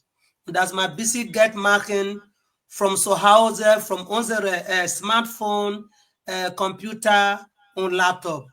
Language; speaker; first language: German; non-native, fluent; Igbo